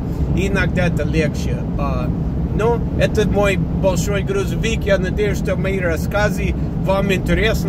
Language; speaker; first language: Russian; non-native, fluent; English